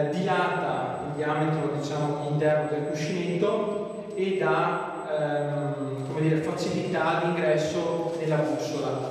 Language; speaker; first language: Italian; native; Italian